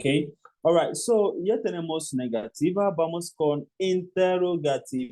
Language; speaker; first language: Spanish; non-native, fluent; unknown